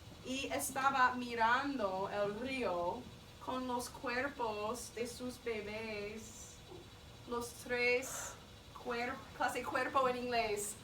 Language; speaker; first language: Spanish; non-native, fluent; English